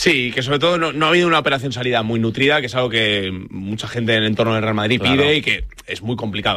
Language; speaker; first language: Spanish; native; Spanish